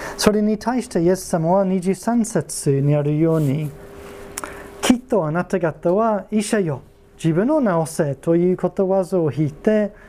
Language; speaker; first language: Japanese; non-native, fluent; English